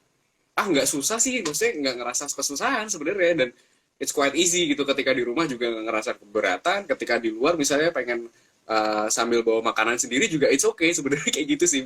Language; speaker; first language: Indonesian; native; Indonesian